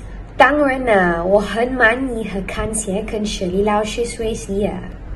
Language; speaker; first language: Chinese; non-native, learner; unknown